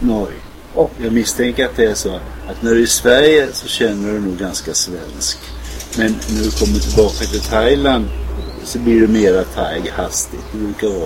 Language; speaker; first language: Swedish; native; Swedish